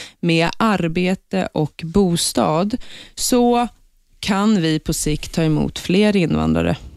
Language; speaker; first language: Swedish; native; Swedish